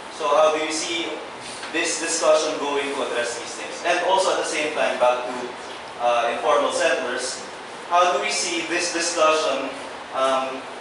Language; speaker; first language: English; non-native, local second language; Filipino